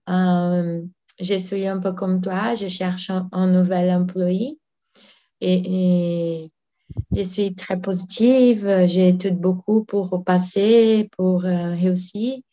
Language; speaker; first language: French; non-native, learner; Portuguese